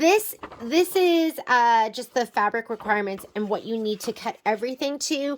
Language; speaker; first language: English; native; English